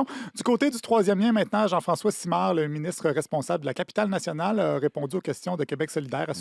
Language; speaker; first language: French; native; French